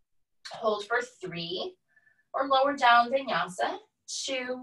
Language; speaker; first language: English; native; English